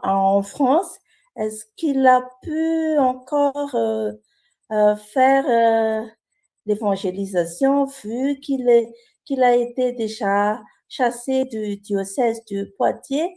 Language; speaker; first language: French; non-native, local second language; Malagasy